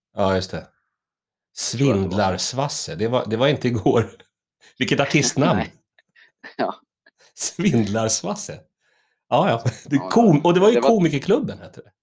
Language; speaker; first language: Swedish; native; Swedish